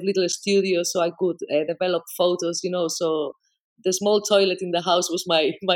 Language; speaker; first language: English; non-native, fluent; Spanish